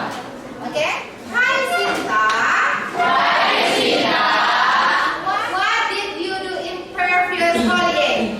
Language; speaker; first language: English; non-native, learner; Indonesian